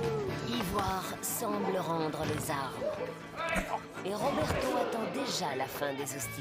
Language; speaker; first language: French; native; French